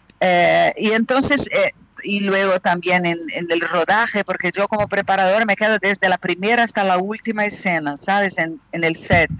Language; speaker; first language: Spanish; non-native, fluent; Portuguese